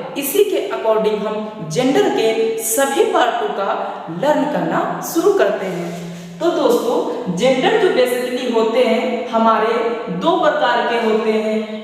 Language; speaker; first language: Hindi; native; Hindi